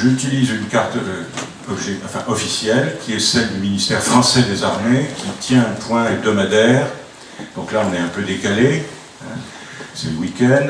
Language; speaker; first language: French; native; French